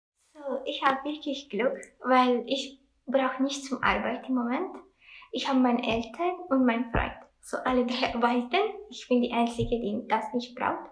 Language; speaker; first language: German; non-native, learner; Italian